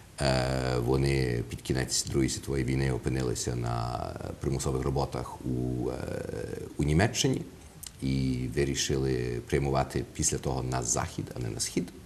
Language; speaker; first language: Ukrainian; early bilingual, heritage; Ukrainian